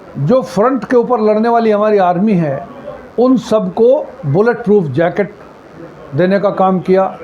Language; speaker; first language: Hindi; native; Hindi